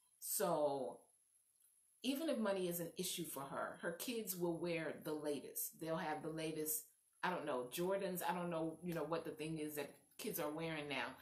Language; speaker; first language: English; native; English